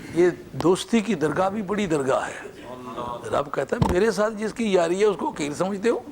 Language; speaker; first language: Urdu; non-native, local second language; Punjabi